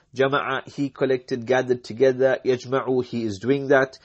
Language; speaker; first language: English; native; English